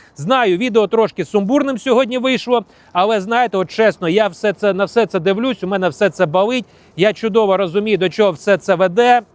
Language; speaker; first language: Ukrainian; non-native, local second language; Russian